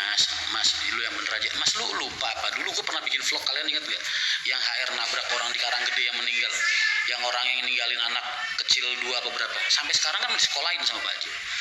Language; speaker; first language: Indonesian; native; Indonesian